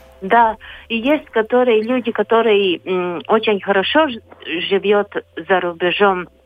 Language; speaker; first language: Russian; non-native, local second language; Latvian